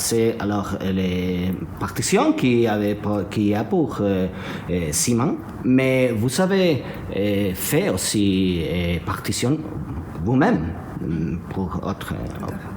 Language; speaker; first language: French; non-native, learner; Spanish